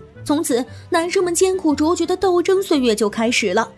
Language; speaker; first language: Chinese; native; Chinese